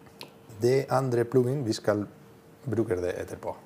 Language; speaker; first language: Norwegian; non-native, learner; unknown